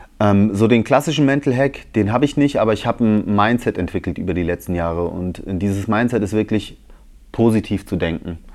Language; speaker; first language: German; early bilingual, other home language; Italian